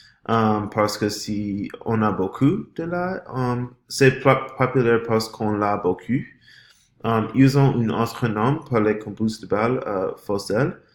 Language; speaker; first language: French; non-native, learner; English